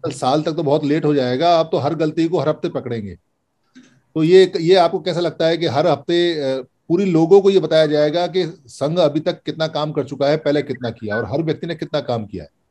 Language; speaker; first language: Hindi; native; Hindi